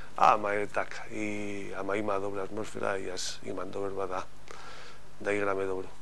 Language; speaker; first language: Macedonian; non-native, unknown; Spanish